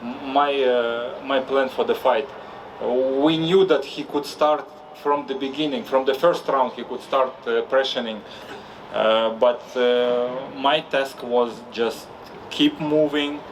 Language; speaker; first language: English; non-native, fluent; Russian